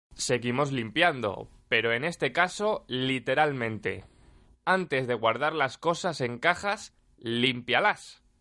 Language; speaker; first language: Spanish; native; Spanish